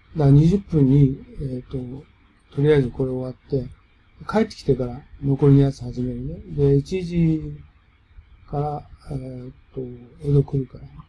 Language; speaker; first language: Japanese; native; Japanese